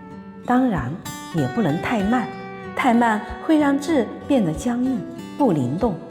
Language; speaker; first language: Chinese; native; Chinese